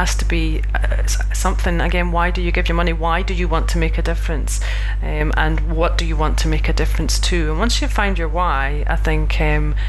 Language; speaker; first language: English; native; English